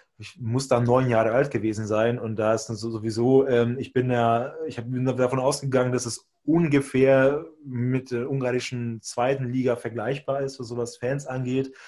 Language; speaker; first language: German; non-native, fluent; Hungarian